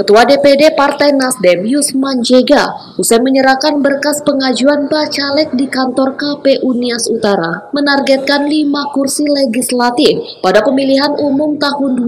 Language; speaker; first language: Indonesian; native; Indonesian